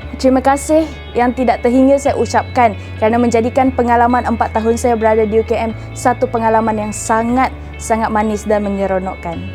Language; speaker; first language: Malay; non-native, local second language; Iban